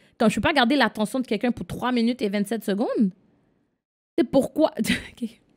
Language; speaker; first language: French; non-native, local second language; English